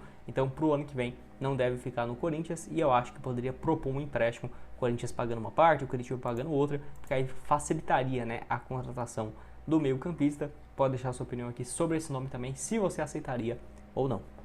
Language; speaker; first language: Portuguese; native; Portuguese